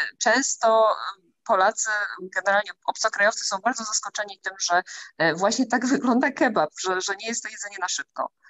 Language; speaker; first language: Polish; native; Polish